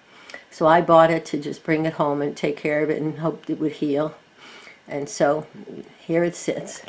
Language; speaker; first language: English; native; English